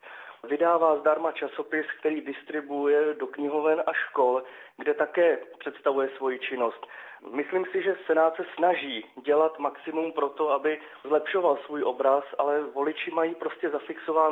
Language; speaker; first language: Czech; native; Czech